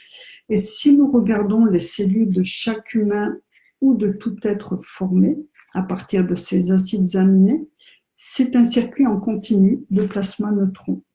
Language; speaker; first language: French; native; French